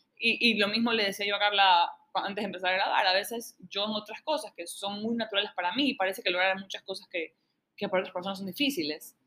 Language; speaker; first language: Spanish; native; Spanish